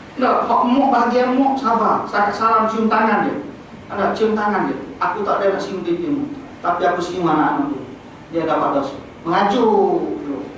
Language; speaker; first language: Malay; native; Malay